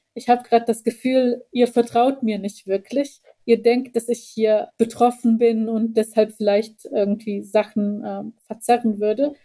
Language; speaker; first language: German; early bilingual, heritage; Bosnian